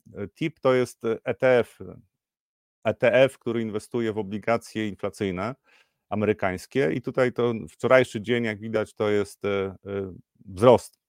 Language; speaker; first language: Polish; native; Polish